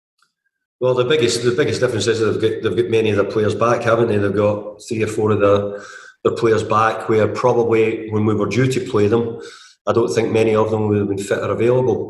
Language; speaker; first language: English; native; English